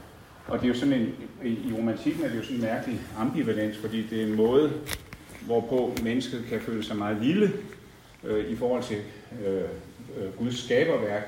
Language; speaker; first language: Danish; native; Danish